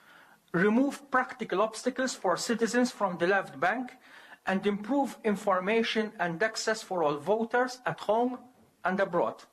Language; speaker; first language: English; non-native, local second language; Maltese